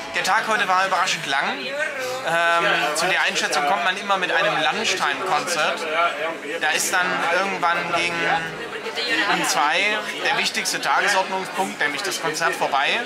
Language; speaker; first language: German; native; German